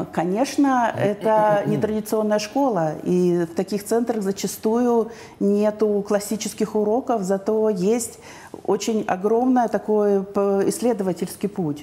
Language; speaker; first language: Russian; native; Russian